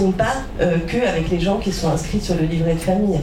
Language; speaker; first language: French; native; French